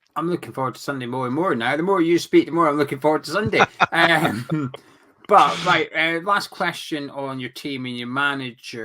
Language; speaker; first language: English; native; English